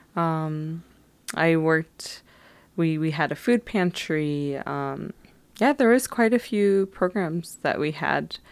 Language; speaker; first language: English; native; English